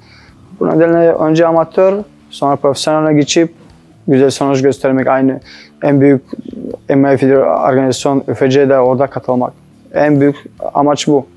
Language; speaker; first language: Turkish; non-native, learner; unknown